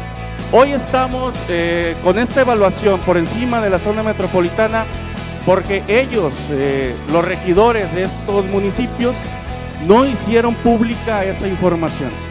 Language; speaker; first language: Spanish; native; Spanish